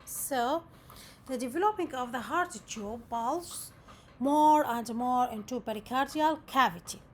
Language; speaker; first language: English; non-native, local second language; Arabic